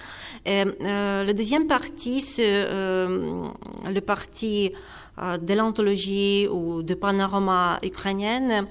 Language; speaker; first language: French; non-native, fluent; Ukrainian